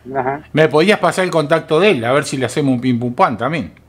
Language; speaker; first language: Spanish; native; Spanish